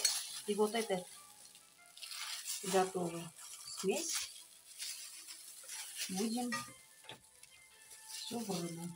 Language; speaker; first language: Russian; non-native, fluent; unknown